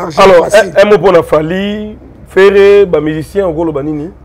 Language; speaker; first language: French; non-native, local second language; Lingala